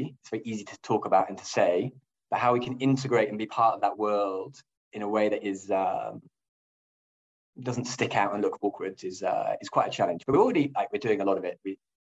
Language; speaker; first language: English; native; English